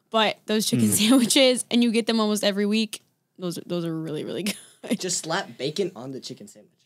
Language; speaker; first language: English; native; English